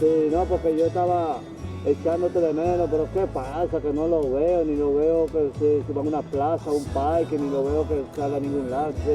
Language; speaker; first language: Spanish; native; Spanish